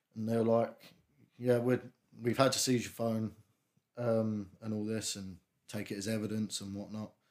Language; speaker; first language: English; native; English